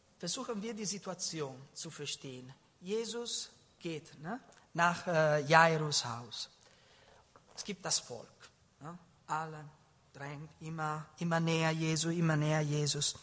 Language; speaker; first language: German; non-native, learner; Italian